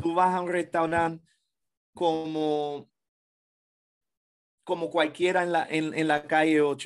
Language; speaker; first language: Spanish; early bilingual, heritage; Spanish